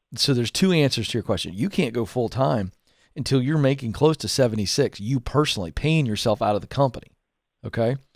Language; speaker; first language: English; native; English